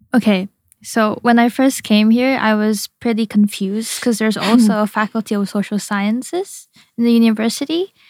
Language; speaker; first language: English; non-native, fluent; Indonesian